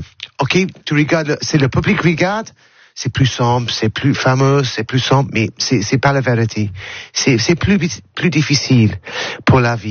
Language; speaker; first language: French; non-native, learner; English